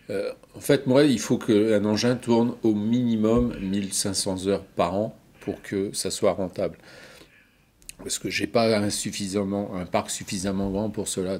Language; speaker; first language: French; native; French